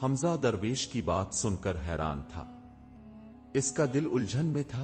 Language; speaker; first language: Urdu; native; Urdu